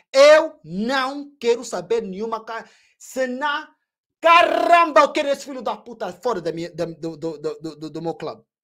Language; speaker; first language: Portuguese; early bilingual, heritage; Portuguese